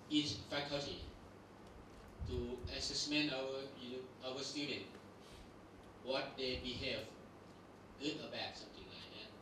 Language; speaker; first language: English; non-native, learner; Thai